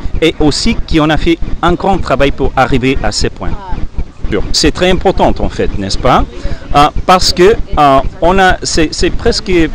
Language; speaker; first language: French; non-native, fluent; English